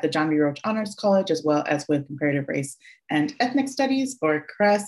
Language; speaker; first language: English; early bilingual, other home language; Spanish